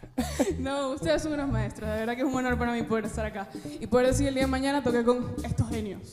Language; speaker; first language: Spanish; native; Spanish